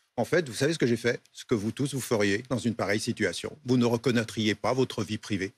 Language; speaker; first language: French; early bilingual, other home language; Arabic